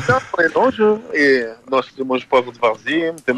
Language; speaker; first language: Portuguese; non-native, fluent; Haitian Creole